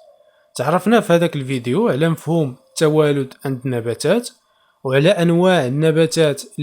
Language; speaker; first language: Arabic; native; Arabic